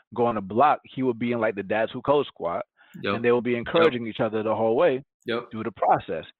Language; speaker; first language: English; early bilingual, other home language; Spanish